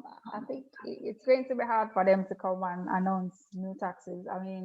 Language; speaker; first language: English; native; English